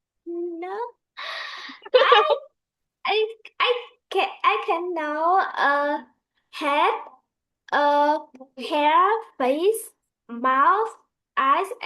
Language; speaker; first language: English; non-native, learner; Vietnamese